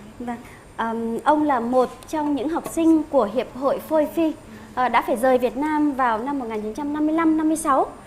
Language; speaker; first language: Vietnamese; native; Vietnamese